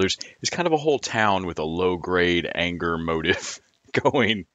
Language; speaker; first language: English; native; English